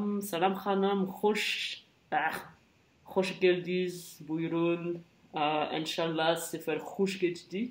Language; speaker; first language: Azerbaijani; non-native, learner; French